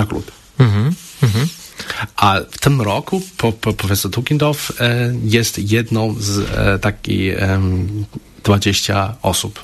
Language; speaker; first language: Polish; non-native, learner; Chinese